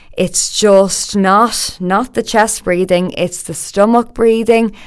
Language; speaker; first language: English; native; English